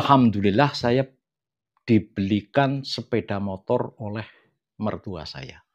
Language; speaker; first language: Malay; non-native, local second language; Javanese